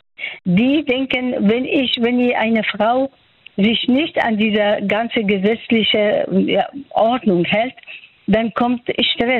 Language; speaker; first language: German; non-native, fluent; Persian